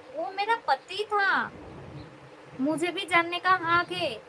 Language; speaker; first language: Hindi; non-native, local second language; Bangla